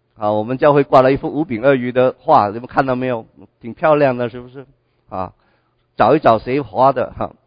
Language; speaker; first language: Chinese; non-native, local second language; Cantonese